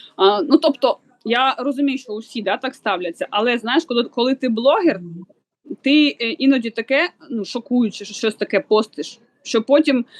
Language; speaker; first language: Ukrainian; non-native, local second language; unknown